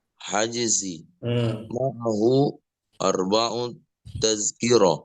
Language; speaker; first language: Arabic; non-native, learner; Indonesian